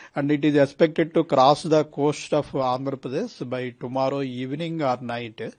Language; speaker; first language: English; non-native, local second language; Telugu